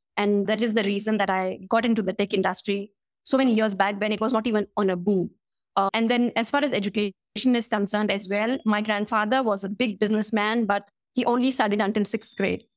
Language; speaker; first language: English; non-native, local second language; Hindi